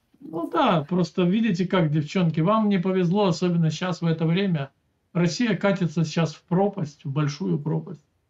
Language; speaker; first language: Russian; native; Russian